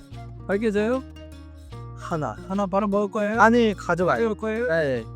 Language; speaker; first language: Korean; non-native, learner; Sinhala